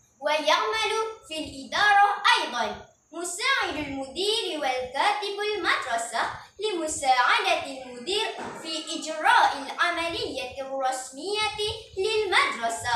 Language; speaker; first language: Arabic; non-native, learner; Malay